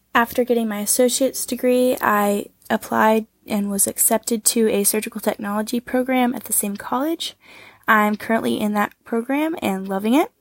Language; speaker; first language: English; native; English